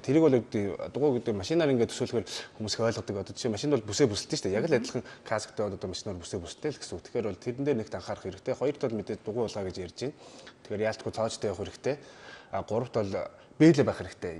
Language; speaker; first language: Mongolian; native; Mongolian